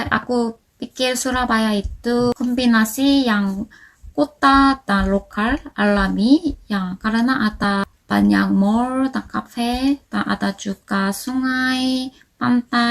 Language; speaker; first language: Indonesian; non-native, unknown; Korean